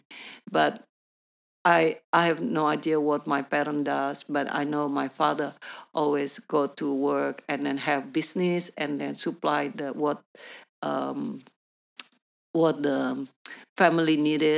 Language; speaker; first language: English; non-native, learner; Indonesian